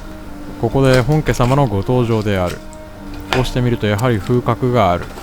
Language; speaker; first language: Japanese; native; Japanese